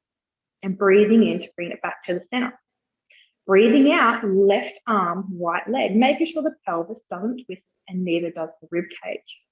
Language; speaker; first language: English; native; English